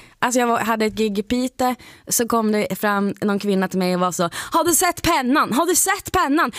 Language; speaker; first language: Swedish; native; Swedish